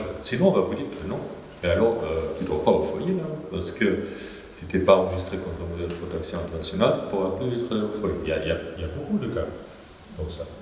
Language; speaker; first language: French; native; French